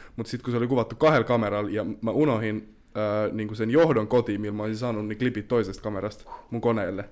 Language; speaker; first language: Finnish; native; Finnish